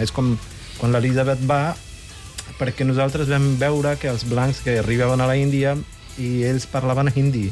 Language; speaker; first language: Catalan; non-native, fluent; Punjabi